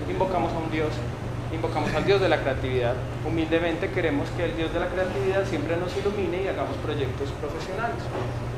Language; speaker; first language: Spanish; native; Spanish